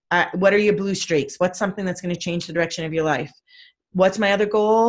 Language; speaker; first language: English; native; English